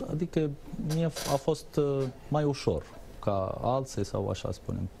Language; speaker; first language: Romanian; non-native, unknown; Arabic